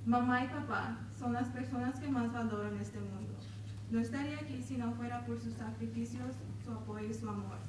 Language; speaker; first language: Spanish; early bilingual, other home language; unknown